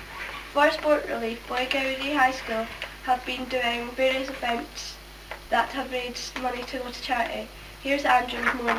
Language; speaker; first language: English; native; English